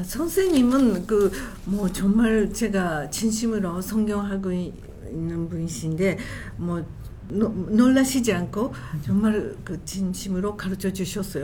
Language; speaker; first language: Korean; non-native, learner; Japanese